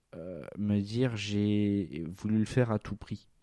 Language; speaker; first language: French; native; French